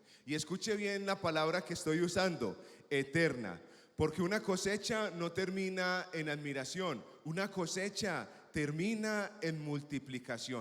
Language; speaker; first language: Spanish; native; Spanish